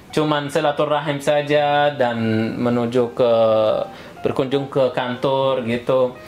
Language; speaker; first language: Indonesian; non-native, fluent; Arabic